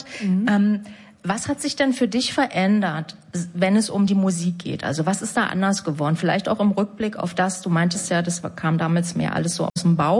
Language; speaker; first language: German; native; German